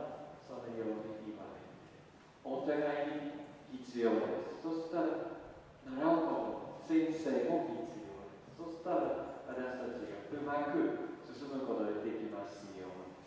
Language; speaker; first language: Japanese; non-native, learner; English